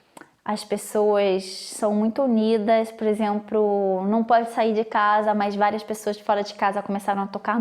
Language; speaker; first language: Portuguese; non-native, fluent; Italian